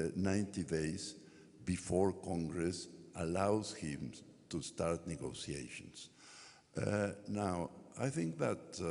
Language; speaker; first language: English; non-native, fluent; Spanish